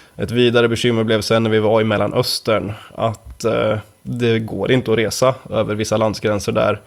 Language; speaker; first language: Swedish; native; Swedish